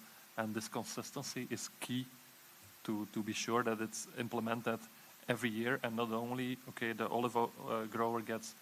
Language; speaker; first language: English; non-native, fluent; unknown